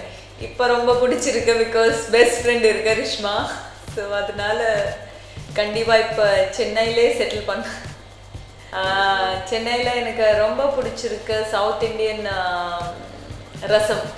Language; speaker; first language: Tamil; non-native, learner; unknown